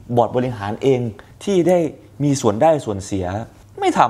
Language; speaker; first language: Thai; native; Thai